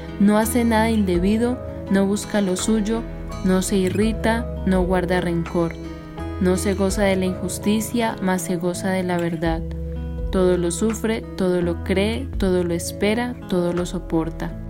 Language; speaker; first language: Spanish; native; Spanish